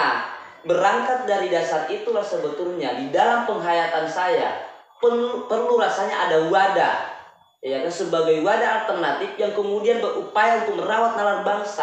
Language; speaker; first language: Indonesian; native; Indonesian